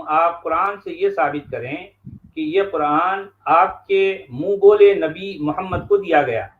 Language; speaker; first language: Urdu; native; Urdu